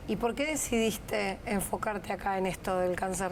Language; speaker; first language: Spanish; native; Spanish